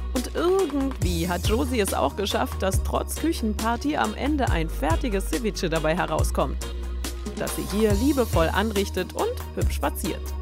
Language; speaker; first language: German; native; German